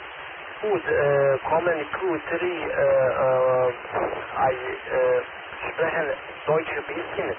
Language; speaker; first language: German; non-native, learner; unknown